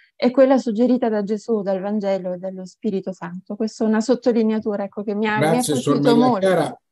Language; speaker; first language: Italian; native; Italian